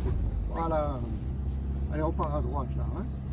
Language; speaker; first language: French; native; French